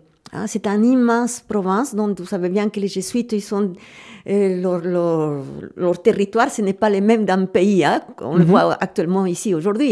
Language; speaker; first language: French; native; French